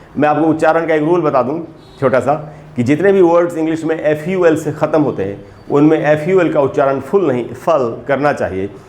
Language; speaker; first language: Hindi; native; Hindi